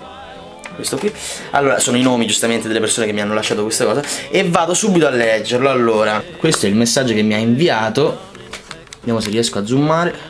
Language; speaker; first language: Italian; native; Italian